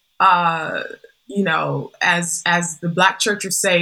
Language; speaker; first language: English; native; English